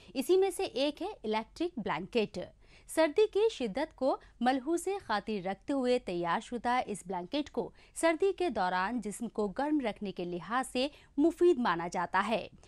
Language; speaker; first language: Hindi; non-native, local second language; Kashmiri